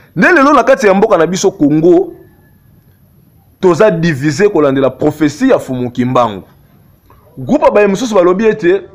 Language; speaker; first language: Lingala; non-native, local second language; Kongo